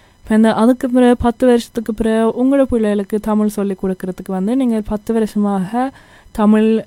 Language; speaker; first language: Tamil; early bilingual, heritage; Tamil